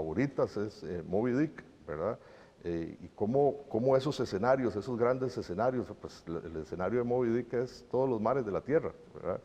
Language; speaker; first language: Spanish; native; Spanish